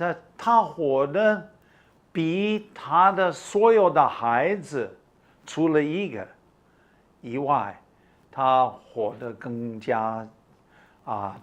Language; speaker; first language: Chinese; non-native, fluent; English